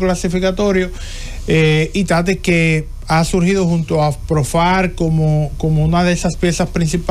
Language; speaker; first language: Spanish; native; Spanish